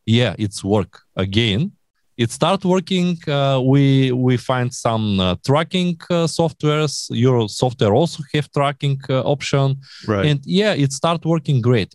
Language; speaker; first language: English; non-native, learner; Bulgarian